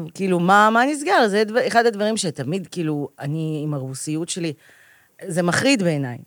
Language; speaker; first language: Hebrew; early bilingual, other home language; Russian